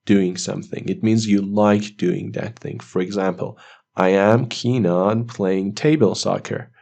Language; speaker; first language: English; non-native, fluent; Persian